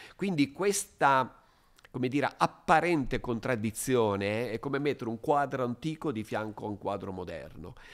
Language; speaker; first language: Italian; native; Italian